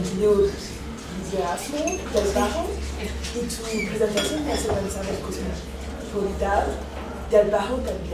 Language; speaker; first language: Spanish; non-native, learner; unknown